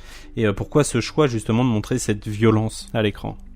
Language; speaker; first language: French; native; French